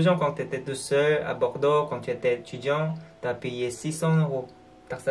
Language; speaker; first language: French; non-native, learner; Korean